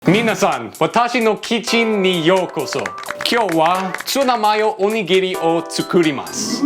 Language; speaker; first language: Japanese; non-native, learner; English